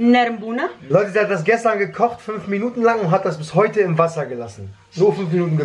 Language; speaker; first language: German; early bilingual, other home language; Kurdish